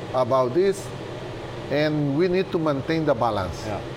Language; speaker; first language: English; non-native, learner; Spanish